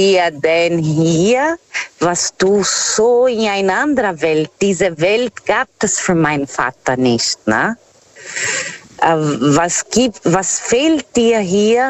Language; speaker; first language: German; non-native, learner; Portuguese